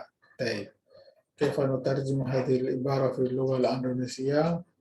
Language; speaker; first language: Arabic; non-native, fluent; Indonesian